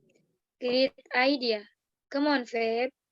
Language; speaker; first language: English; non-native, learner; Indonesian